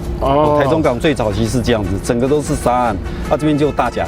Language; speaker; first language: Chinese; native; Chinese